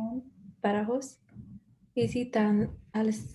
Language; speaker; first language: Spanish; non-native, learner; English